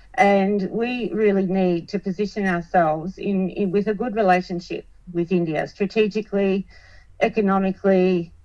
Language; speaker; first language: English; native; English